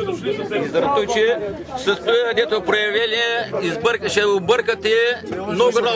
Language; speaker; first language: Bulgarian; non-native, local second language; Turkish